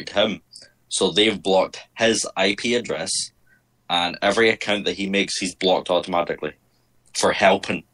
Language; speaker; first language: English; native; English